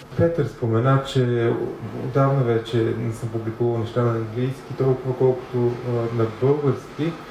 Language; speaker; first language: Bulgarian; non-native, fluent; English